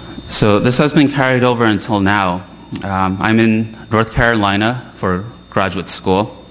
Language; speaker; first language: English; early bilingual, other home language; Chinese